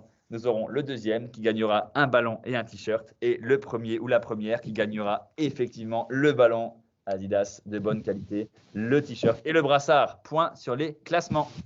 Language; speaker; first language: French; native; French